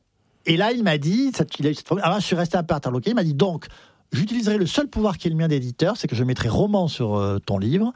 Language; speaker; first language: French; native; French